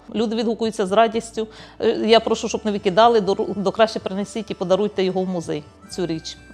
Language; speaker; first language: Ukrainian; non-native, local second language; Czech